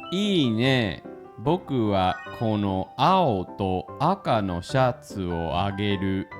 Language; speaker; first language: Japanese; non-native, fluent; English